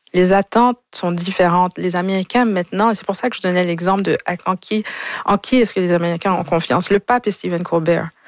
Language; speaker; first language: French; native; French